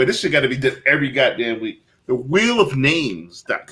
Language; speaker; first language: English; native; English